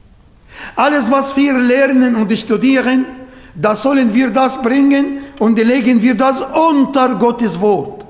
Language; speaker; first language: German; non-native, fluent; Arabic